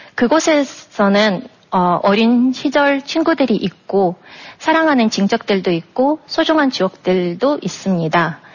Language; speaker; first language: Korean; non-native, fluent; Russian